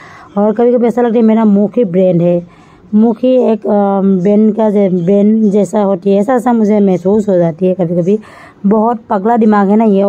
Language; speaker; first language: Hindi; non-native, local second language; Assamese